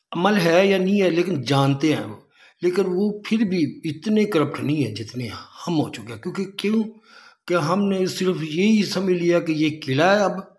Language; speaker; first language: Urdu; native; Urdu